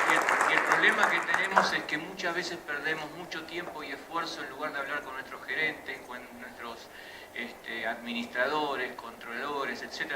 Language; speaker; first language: Spanish; native; Spanish